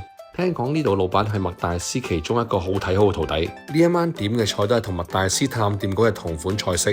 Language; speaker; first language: Cantonese; native; Cantonese